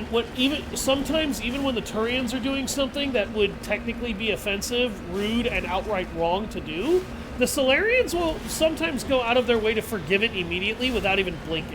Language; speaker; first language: English; native; English